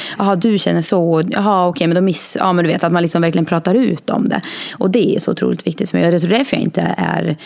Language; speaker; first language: Swedish; native; Swedish